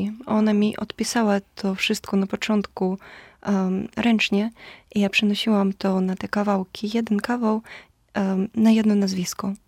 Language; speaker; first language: Polish; non-native, fluent; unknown